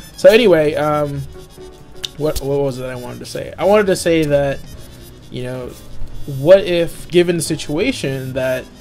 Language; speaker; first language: English; native; English